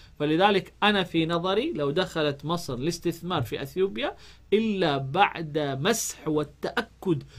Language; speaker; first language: Arabic; non-native, fluent; Amharic